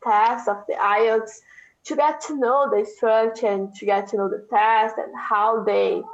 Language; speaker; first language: English; non-native, fluent; Portuguese